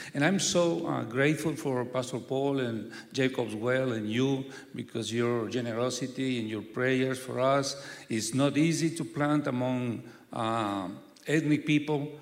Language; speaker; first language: English; non-native, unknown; Spanish